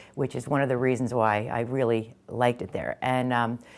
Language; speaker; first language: English; native; English